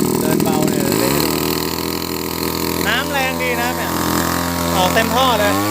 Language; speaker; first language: Thai; native; Thai